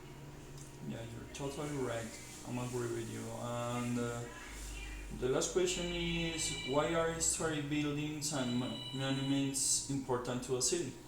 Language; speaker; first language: English; non-native, learner; Spanish